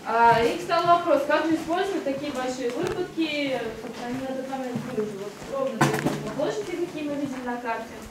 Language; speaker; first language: Russian; native; Russian